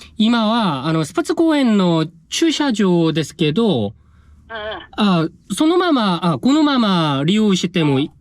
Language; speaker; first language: Japanese; non-native, fluent; Korean